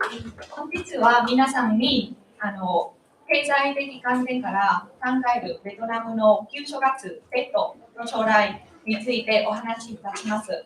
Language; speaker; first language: Japanese; non-native, learner; Vietnamese